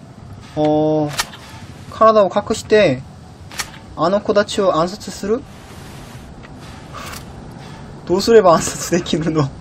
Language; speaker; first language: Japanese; non-native, learner; Korean